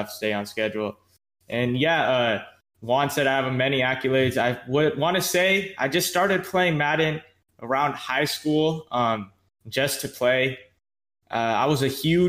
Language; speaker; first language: English; native; English